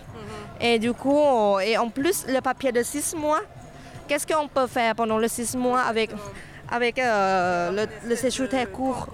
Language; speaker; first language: French; non-native, fluent; Thai